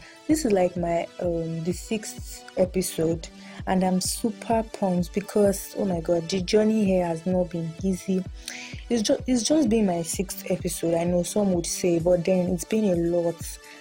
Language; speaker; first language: English; non-native, local second language; Yoruba